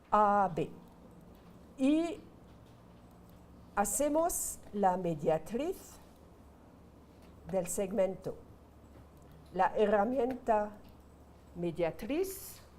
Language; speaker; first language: Spanish; non-native, fluent; French